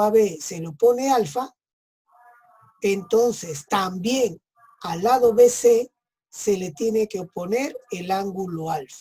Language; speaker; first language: Spanish; native; Spanish